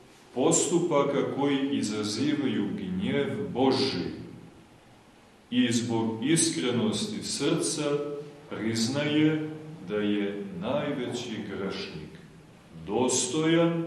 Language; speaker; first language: Serbian; native; Serbian